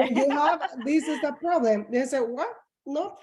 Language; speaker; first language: English; non-native, learner; Spanish